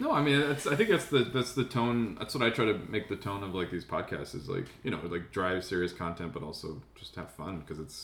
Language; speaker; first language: English; early bilingual, other home language; Spanish